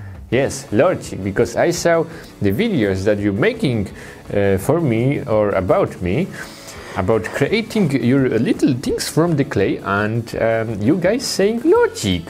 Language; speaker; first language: English; non-native, fluent; Polish